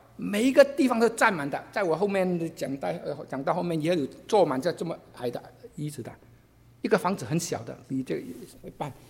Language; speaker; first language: Chinese; non-native, local second language; Cantonese